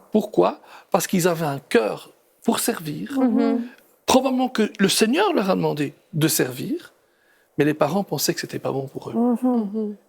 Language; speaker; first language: French; native; French